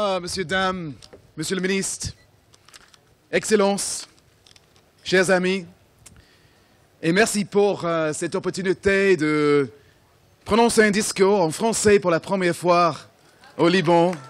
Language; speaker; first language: French; non-native, fluent; English